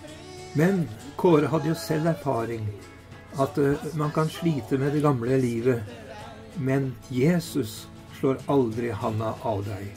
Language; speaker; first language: Norwegian; native; Norwegian